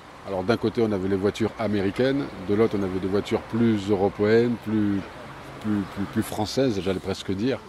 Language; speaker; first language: French; native; French